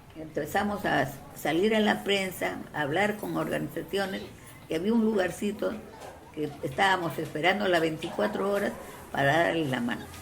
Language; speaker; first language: Spanish; non-native, local second language; Quechua